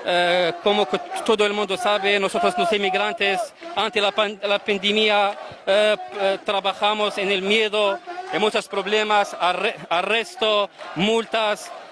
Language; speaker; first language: Spanish; non-native, learner; Arabic